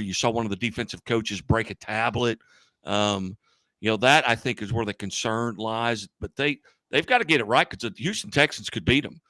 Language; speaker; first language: English; native; English